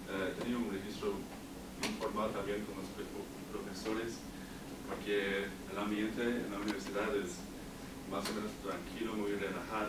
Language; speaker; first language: Spanish; non-native, learner; English